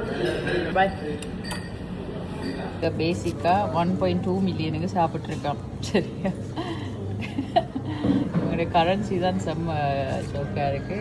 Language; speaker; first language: Tamil; native; Tamil